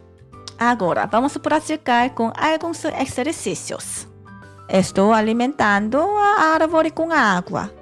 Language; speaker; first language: Portuguese; non-native, learner; Korean